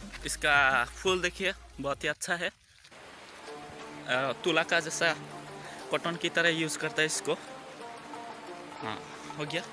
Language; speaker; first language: Hindi; non-native, local second language; Assamese